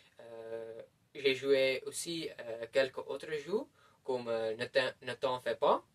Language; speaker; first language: French; non-native, learner; Dutch